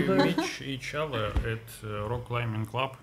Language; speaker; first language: English; non-native, learner; Russian